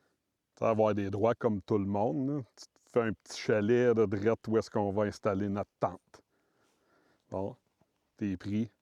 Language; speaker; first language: French; native; French